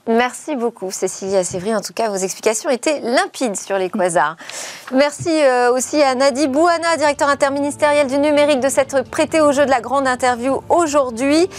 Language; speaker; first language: French; native; French